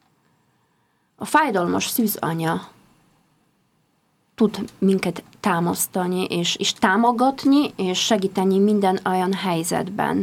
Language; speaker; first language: Hungarian; non-native, fluent; Polish